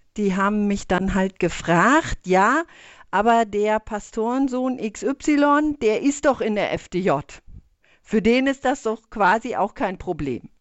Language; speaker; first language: German; native; German